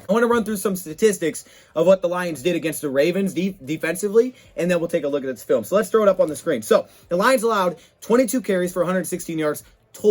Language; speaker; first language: English; native; English